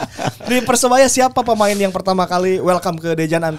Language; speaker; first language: Indonesian; native; Indonesian